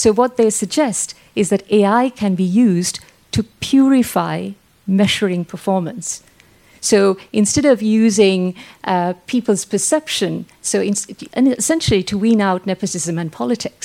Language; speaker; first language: English; non-native, local second language; Sinhala